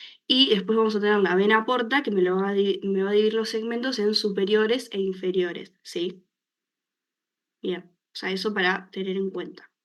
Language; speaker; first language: Spanish; native; Spanish